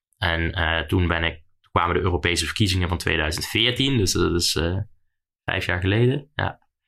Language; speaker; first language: Dutch; native; Dutch